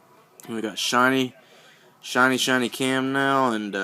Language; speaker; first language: English; native; English